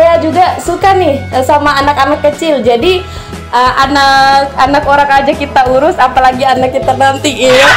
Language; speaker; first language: Indonesian; non-native, local second language; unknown